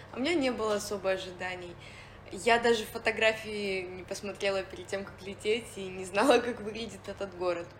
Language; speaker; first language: Russian; native; Russian